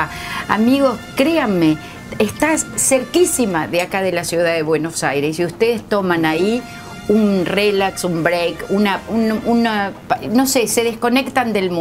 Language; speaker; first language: Spanish; native; Spanish